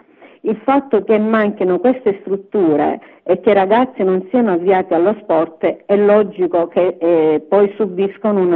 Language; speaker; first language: Italian; native; Italian